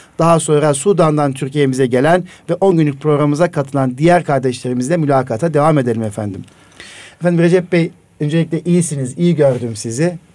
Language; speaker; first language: Turkish; native; Turkish